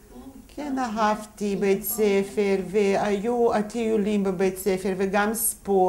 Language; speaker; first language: Hebrew; non-native, fluent; Russian